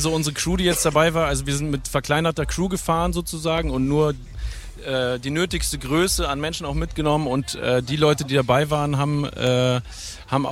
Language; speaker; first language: German; native; German